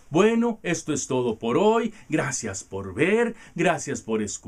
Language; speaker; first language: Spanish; non-native, learner; English